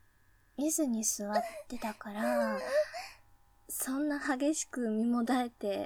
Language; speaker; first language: Japanese; native; Japanese